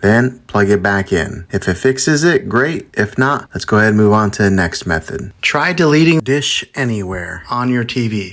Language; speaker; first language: English; native; English